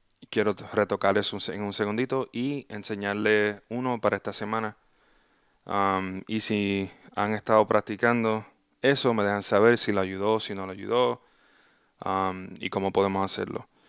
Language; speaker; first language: Spanish; native; Spanish